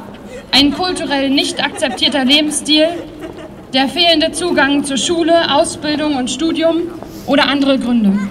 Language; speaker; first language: German; native; German